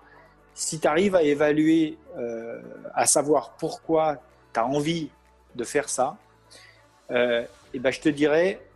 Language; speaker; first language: French; native; French